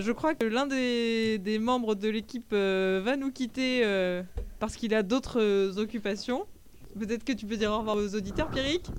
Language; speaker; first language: French; native; French